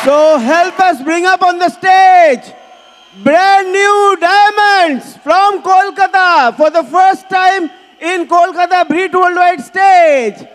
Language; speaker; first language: English; non-native, local second language; Bangla